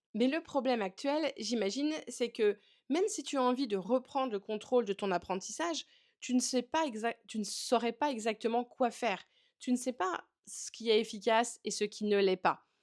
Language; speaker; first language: French; native; French